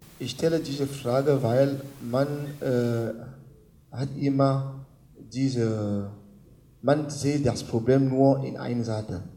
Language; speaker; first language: German; non-native, learner; French